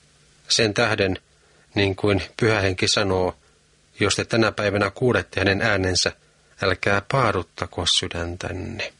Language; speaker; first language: Finnish; native; Finnish